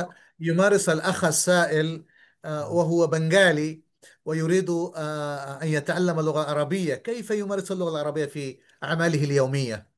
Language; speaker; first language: Arabic; non-native, fluent; Bangla